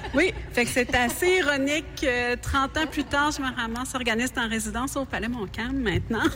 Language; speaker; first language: French; native; French